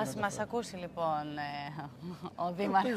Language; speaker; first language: Greek; native; Greek